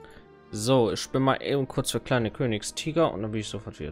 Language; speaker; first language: German; native; German